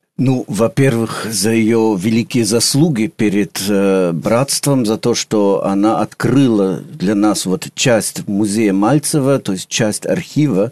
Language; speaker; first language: Russian; early bilingual, heritage; Russian